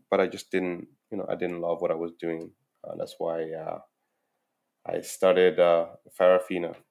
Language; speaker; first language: English; non-native, fluent; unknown